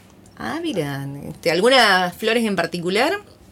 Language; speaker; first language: Spanish; native; Spanish